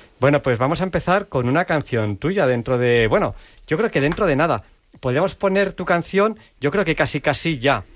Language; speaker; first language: Spanish; native; Spanish